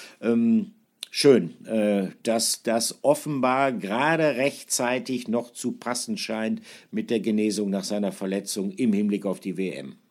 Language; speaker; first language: German; native; German